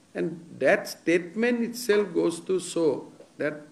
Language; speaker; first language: English; non-native, local second language; Assamese